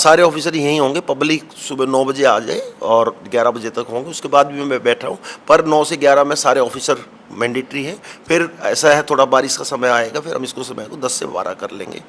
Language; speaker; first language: Hindi; native; Hindi